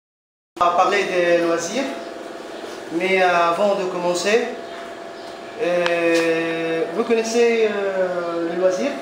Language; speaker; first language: French; non-native, fluent; Arabic